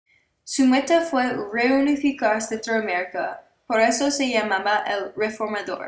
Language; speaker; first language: Spanish; non-native, learner; English